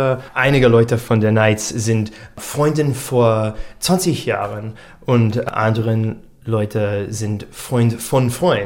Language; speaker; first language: German; non-native, learner; English